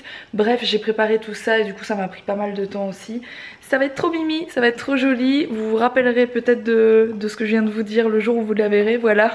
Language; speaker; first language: French; native; French